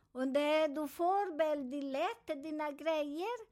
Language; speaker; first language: Swedish; non-native, fluent; Spanish